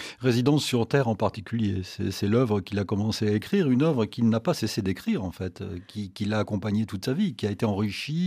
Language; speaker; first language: French; native; French